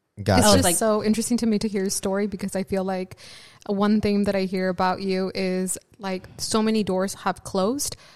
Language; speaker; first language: English; early bilingual, other home language; Spanish